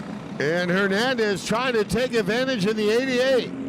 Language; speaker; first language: English; native; English